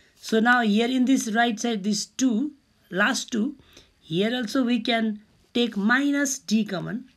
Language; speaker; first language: English; non-native, local second language; Nepali